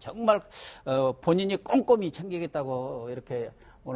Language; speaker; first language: Korean; native; Korean